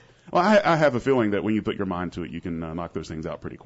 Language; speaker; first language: English; native; English